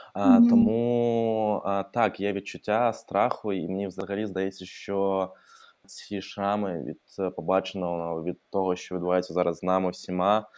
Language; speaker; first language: Ukrainian; non-native, local second language; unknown